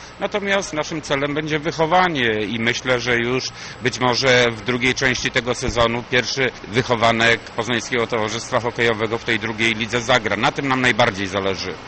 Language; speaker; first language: Polish; native; Polish